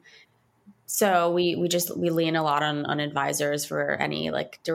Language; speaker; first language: English; native; English